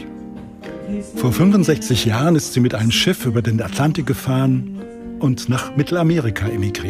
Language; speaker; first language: German; native; German